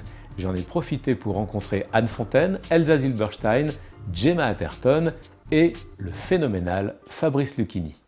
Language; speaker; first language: French; native; French